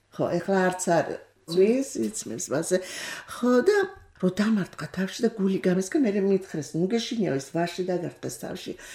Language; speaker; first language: Georgian; non-native, local second language; Kurdish